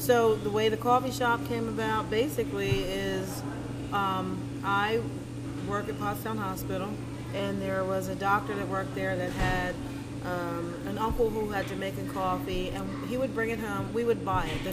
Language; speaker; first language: English; native; English